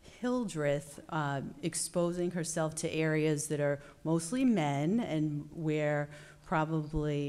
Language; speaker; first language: English; native; English